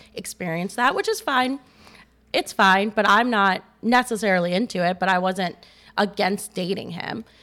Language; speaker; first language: English; native; English